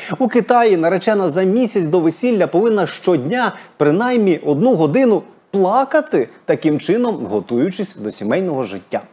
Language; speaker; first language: Ukrainian; native; Ukrainian